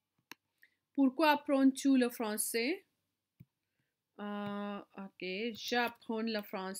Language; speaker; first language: French; non-native, fluent; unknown